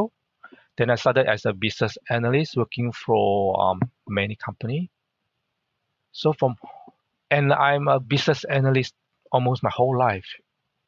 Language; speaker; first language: English; non-native, local second language; Hakka Chinese